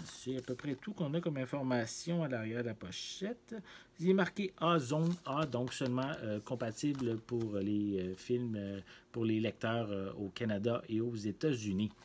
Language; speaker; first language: French; native; French